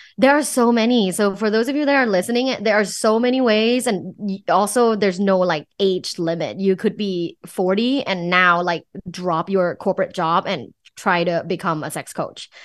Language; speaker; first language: English; non-native, fluent; Thai